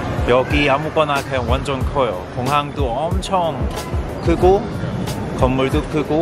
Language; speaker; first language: Korean; non-native, learner; Cantonese